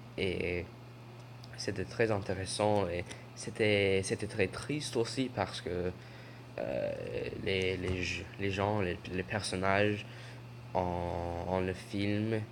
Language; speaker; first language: French; non-native, learner; English